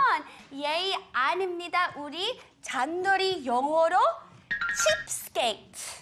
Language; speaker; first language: Korean; non-native, learner; English